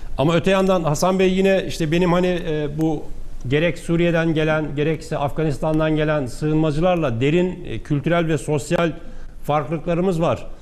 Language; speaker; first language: Turkish; native; Turkish